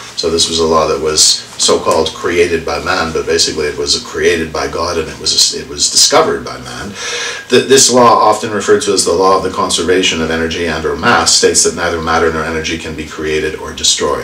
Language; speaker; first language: English; native; English